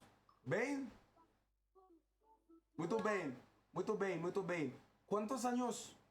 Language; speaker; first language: Portuguese; non-native, learner; French